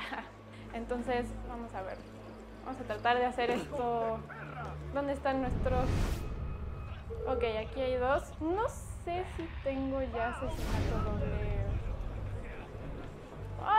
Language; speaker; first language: Spanish; native; Spanish